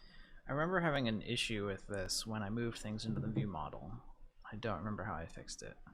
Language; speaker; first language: English; native; English